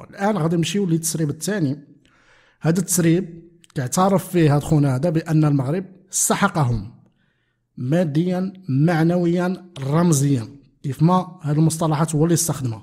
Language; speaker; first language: Arabic; native; Arabic